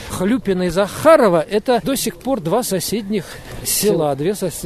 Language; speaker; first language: Russian; native; Russian